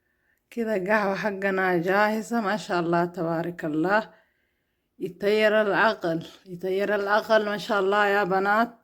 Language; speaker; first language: Arabic; non-native, learner; Somali